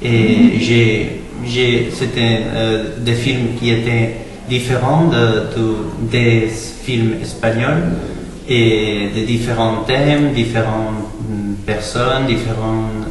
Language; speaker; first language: French; non-native, learner; Spanish